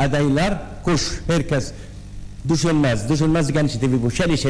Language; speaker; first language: Turkish; non-native, learner; Arabic